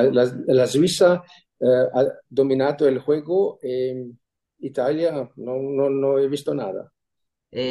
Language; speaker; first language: Spanish; non-native, fluent; German